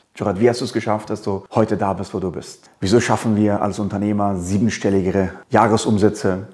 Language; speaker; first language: German; early bilingual, other home language; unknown